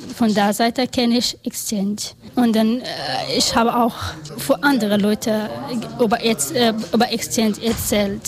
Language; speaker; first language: German; non-native, learner; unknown